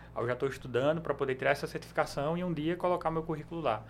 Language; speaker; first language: Portuguese; native; Portuguese